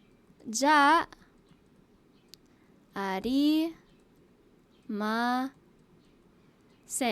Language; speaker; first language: Japanese; non-native, fluent; Hiligaynon